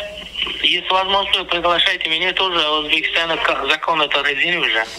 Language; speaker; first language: Russian; non-native, local second language; Turkmen